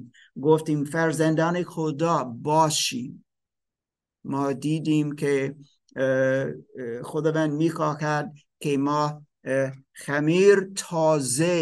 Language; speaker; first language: Persian; non-native, fluent; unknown